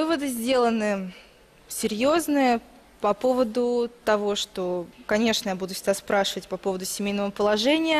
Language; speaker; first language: Russian; native; Russian